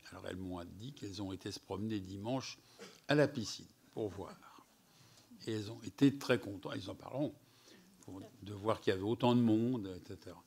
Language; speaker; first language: French; native; French